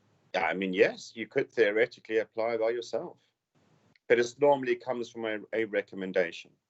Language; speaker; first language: English; native; English